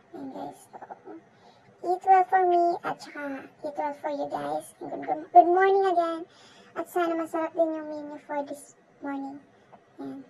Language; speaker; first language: English; non-native, local second language; Filipino